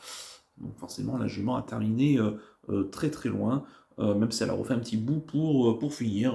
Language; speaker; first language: French; native; French